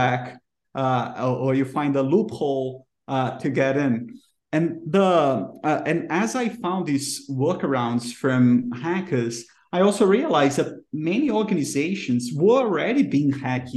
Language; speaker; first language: English; non-native, fluent; Portuguese